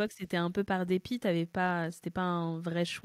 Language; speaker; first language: French; native; French